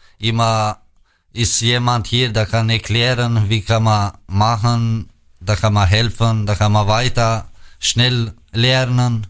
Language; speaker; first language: German; non-native, learner; Albanian